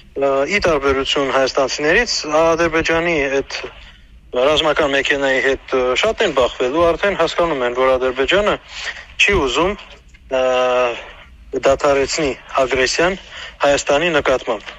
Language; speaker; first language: Armenian; native; Armenian